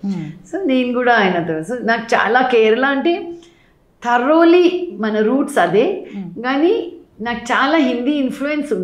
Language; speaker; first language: Telugu; non-native, local second language; Malayalam